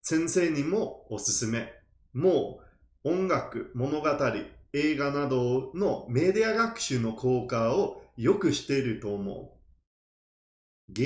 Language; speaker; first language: Japanese; non-native, fluent; English